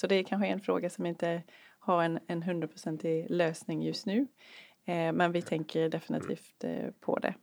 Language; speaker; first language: Swedish; non-native, fluent; English